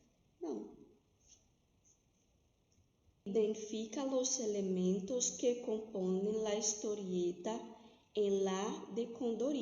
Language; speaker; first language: Spanish; non-native, fluent; Portuguese